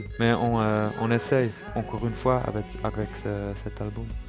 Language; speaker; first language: French; non-native, learner; German